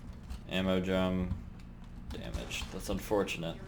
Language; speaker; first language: English; native; English